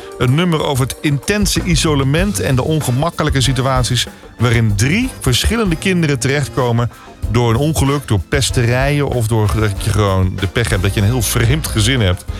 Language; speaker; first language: Dutch; native; Dutch